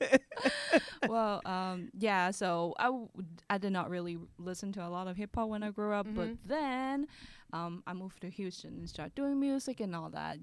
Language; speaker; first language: English; non-native, local second language; Cantonese